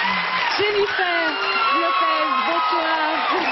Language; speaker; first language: French; native; French